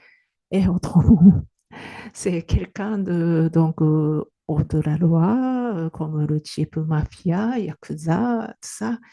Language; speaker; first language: French; non-native, fluent; Japanese